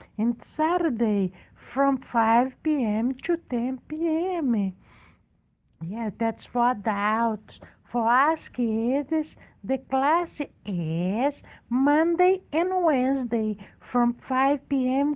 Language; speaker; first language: English; non-native, learner; Portuguese